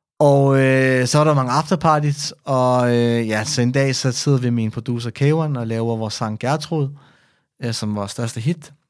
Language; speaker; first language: Danish; early bilingual, other home language; Persian